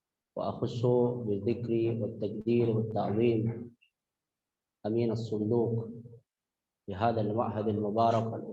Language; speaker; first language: Arabic; non-native, fluent; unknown